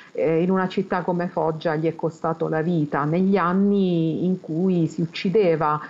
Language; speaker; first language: Italian; native; Italian